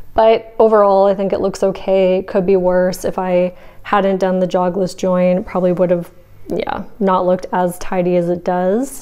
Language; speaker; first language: English; native; English